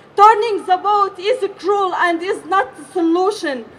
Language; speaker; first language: English; non-native, fluent; Arabic